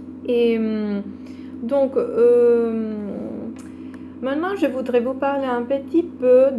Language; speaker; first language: French; non-native, fluent; Italian